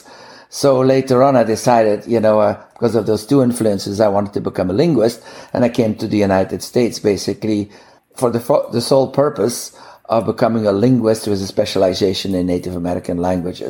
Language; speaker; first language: English; non-native, fluent; Dutch